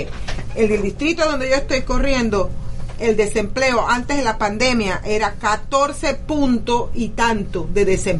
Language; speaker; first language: Spanish; native; Spanish